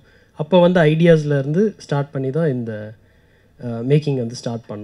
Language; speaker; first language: Tamil; native; Tamil